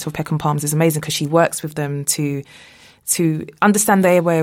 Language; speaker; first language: English; native; English